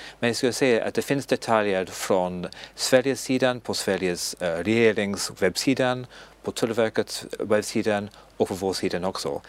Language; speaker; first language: Swedish; non-native, learner; English